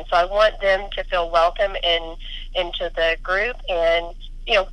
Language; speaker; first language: English; native; English